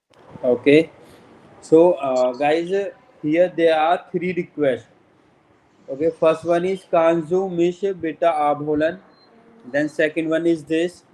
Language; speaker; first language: English; non-native, local second language; Hindi